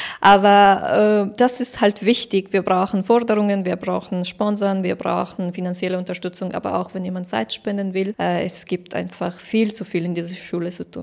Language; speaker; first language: German; non-native, fluent; Persian